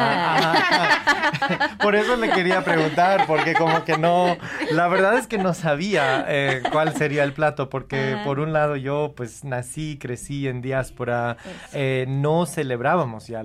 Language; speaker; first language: Spanish; early bilingual, heritage; Spanish